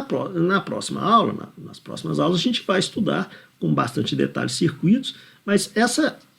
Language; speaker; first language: Portuguese; native; Portuguese